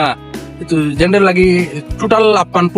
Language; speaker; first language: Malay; non-native, learner; Bangla